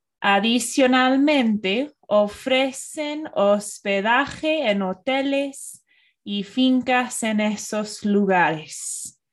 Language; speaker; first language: Spanish; non-native, fluent; English